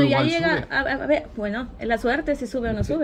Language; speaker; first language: Spanish; native; Spanish